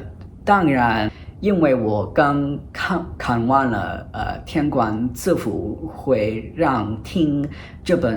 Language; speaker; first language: Chinese; non-native, fluent; English